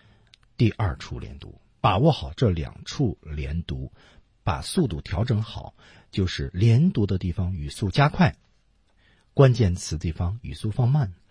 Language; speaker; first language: Chinese; native; Chinese